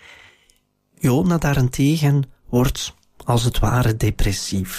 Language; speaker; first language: Dutch; native; Dutch